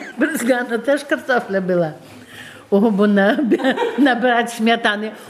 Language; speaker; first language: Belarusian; native; Belarusian